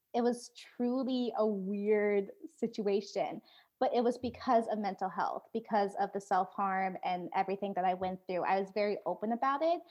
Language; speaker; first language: English; native; English